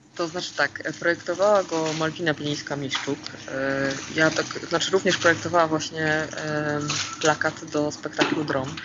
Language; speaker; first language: Polish; native; Polish